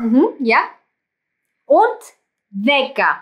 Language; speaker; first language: German; non-native, fluent; Greek